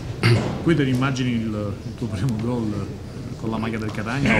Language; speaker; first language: Italian; native; Italian